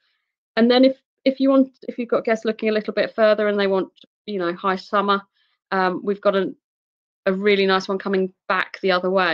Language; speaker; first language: English; native; English